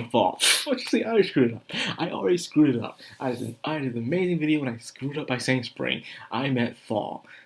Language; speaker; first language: English; native; English